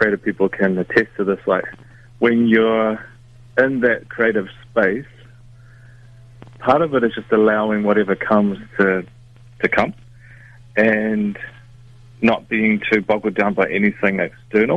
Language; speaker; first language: English; native; English